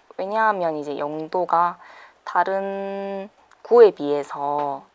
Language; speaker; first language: Korean; native; Korean